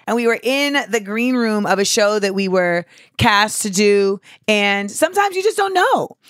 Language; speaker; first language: English; native; English